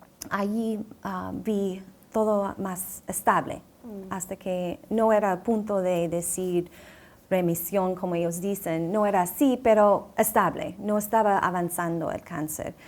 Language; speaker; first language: Spanish; non-native, fluent; English